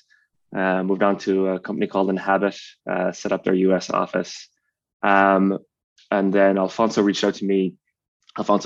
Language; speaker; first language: English; native; English